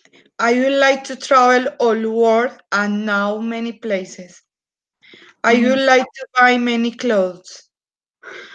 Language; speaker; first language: English; non-native, learner; Spanish